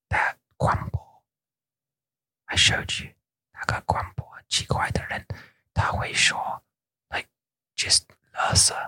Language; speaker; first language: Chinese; non-native, learner; English